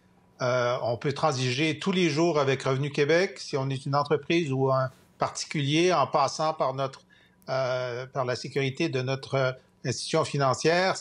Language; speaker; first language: French; native; French